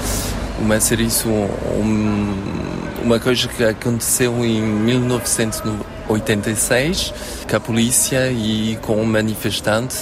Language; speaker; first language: Portuguese; early bilingual, heritage; French